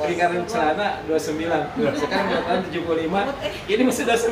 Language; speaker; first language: Indonesian; native; Indonesian